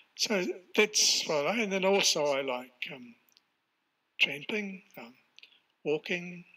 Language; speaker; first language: English; native; English